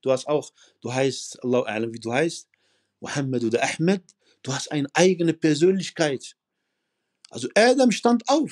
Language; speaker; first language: German; non-native, fluent; Arabic